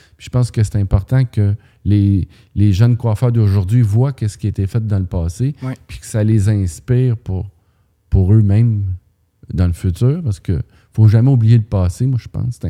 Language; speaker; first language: French; native; French